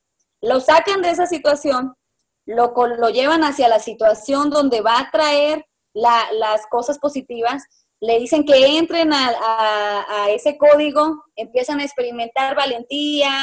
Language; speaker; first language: Spanish; native; Spanish